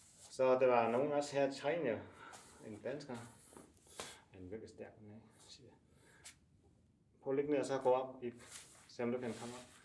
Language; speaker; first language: Danish; non-native, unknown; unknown